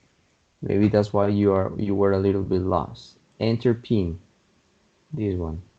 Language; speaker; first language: English; non-native, fluent; Spanish